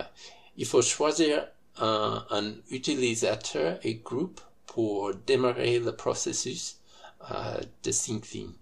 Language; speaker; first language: French; non-native, fluent; English